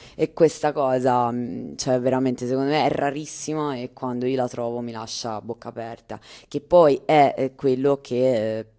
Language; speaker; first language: Italian; native; Italian